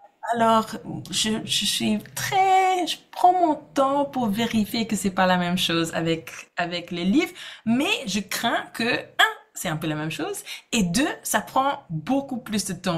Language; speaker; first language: French; non-native, fluent; English